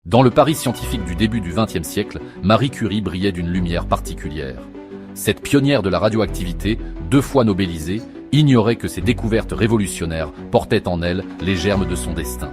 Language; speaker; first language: French; native; French